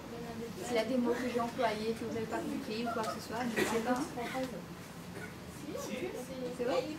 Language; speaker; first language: French; native; French